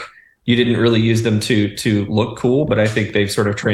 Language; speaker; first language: English; native; English